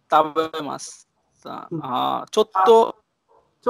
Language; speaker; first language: Japanese; non-native, learner; Bangla